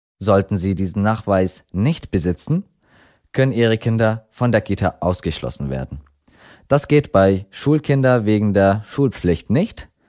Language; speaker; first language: German; non-native, fluent; Arabic